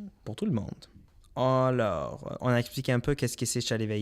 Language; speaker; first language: French; non-native, local second language; English